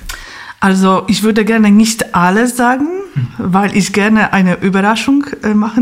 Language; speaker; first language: German; non-native, fluent; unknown